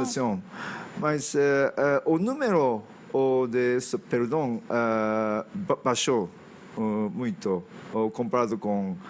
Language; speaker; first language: Portuguese; non-native, fluent; Japanese